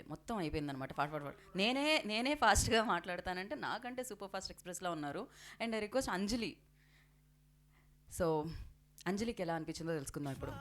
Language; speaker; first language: Telugu; native; Telugu